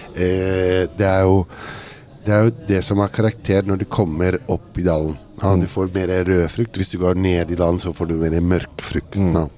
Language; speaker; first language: Norwegian; early bilingual, heritage; Italian